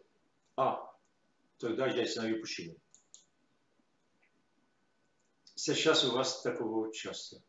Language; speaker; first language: Russian; non-native, learner; French